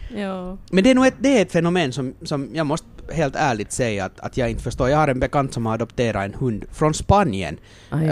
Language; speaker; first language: Swedish; native; Swedish